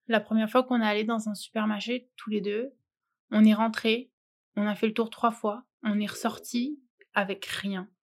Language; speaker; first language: French; native; French